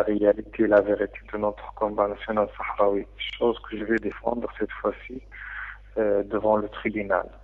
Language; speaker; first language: French; non-native, local second language; Arabic